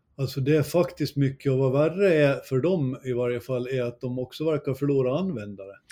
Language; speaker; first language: Swedish; native; Swedish